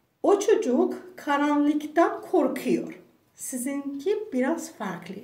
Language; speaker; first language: Turkish; non-native, fluent; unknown